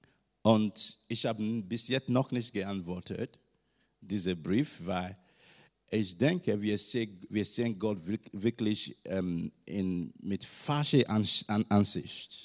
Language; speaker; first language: German; non-native, learner; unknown